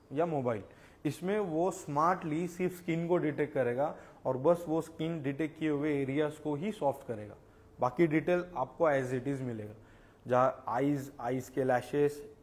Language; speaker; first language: Hindi; non-native, local second language; Marathi